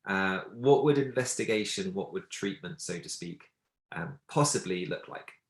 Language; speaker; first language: English; native; English